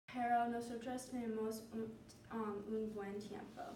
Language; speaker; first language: Spanish; non-native, learner; English